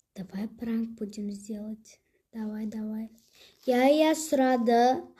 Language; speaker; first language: Russian; non-native, local second language; Kazakh